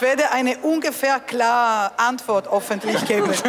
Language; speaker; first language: German; non-native, fluent; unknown